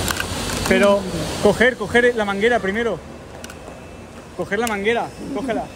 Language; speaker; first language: Spanish; native; Spanish